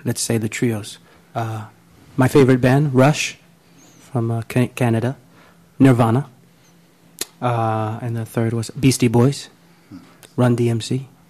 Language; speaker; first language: English; native; English